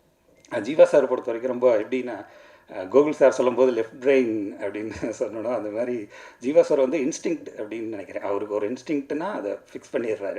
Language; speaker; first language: Tamil; native; Tamil